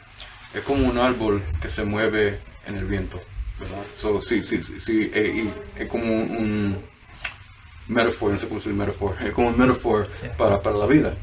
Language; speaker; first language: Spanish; early bilingual, heritage; Spanish